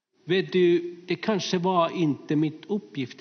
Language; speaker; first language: Swedish; non-native, fluent; Finnish